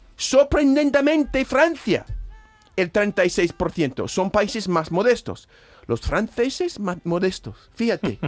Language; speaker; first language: Spanish; non-native, fluent; English